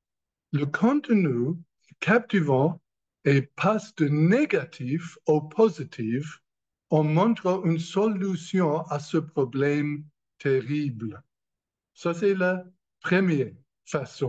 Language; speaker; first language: French; non-native, learner; English